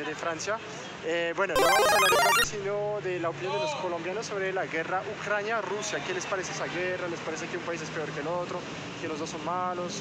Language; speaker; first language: Spanish; non-native, fluent; French